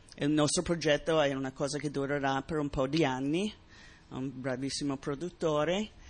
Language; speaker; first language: Italian; non-native, fluent; English